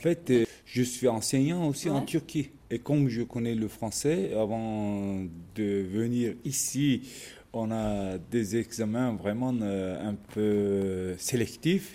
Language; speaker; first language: French; non-native, fluent; Turkish